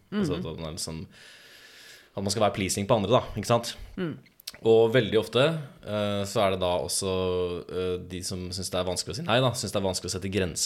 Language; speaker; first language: Norwegian; native; Norwegian